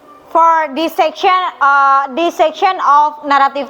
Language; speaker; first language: English; non-native, fluent; Indonesian